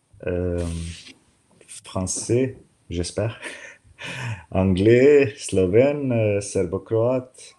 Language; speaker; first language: French; non-native, learner; Slovenian